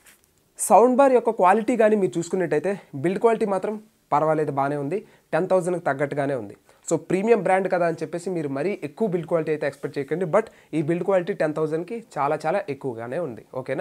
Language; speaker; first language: Telugu; native; Telugu